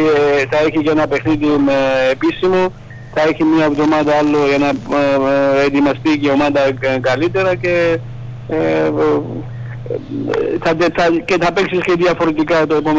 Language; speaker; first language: Greek; non-native, fluent; Georgian